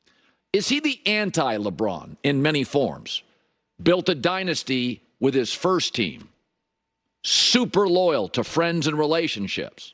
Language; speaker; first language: English; native; English